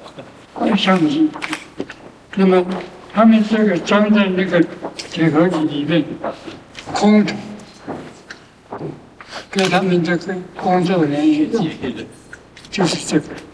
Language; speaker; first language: Chinese; non-native, local second language; Min Nan Chinese